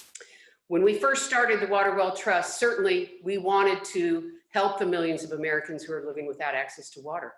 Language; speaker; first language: English; native; English